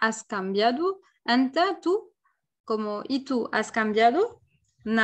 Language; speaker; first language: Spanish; non-native, learner; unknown